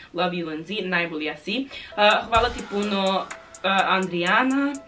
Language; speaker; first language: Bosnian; non-native, learner; English